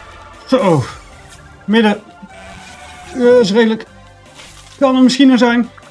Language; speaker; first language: Dutch; native; Dutch